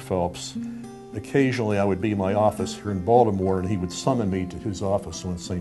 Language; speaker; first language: English; native; English